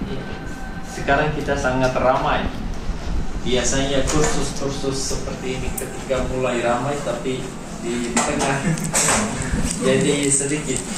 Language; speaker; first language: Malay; non-native, fluent; Turkish